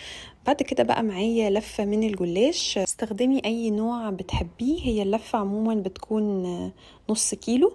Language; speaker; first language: Arabic; native; Arabic